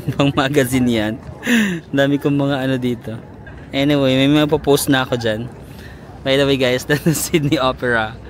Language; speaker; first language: Filipino; non-native, local second language; Cebuano